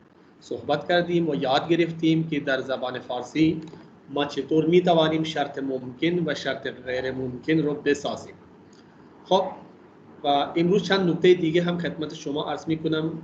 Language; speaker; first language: Persian; non-native, fluent; Urdu